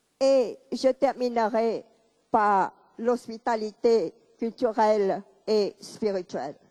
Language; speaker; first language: French; non-native, local second language; Khmer